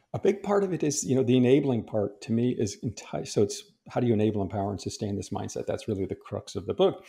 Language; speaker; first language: English; native; English